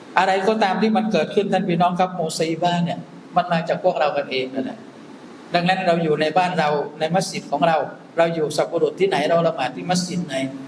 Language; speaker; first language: Thai; non-native, local second language; Malay